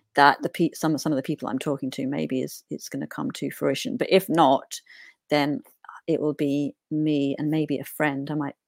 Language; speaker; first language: English; native; English